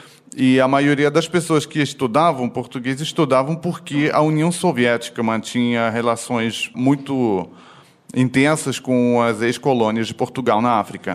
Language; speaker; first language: Portuguese; non-native, fluent; Russian